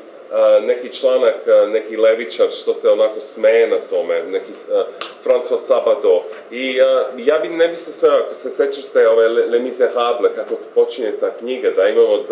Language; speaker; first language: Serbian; non-native, fluent; English